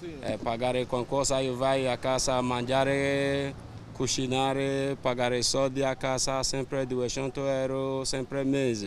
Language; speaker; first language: Italian; non-native, learner; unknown